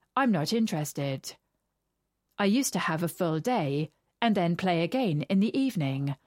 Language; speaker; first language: English; native; English